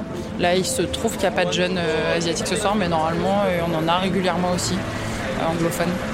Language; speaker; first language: French; native; French